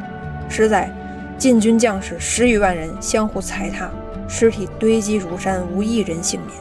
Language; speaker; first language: Chinese; native; Chinese